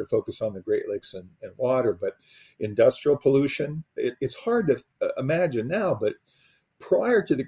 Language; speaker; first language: English; native; English